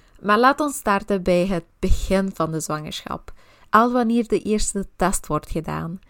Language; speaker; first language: Dutch; non-native, local second language; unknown